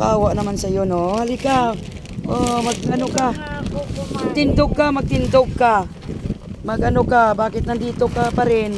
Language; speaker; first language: Filipino; non-native, local second language; Hiligaynon